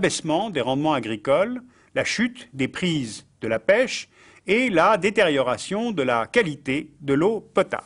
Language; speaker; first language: French; native; French